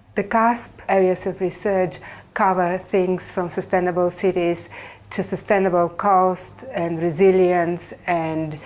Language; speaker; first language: English; non-native, fluent; Bulgarian